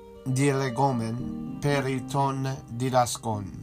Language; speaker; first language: Greek; non-native, learner; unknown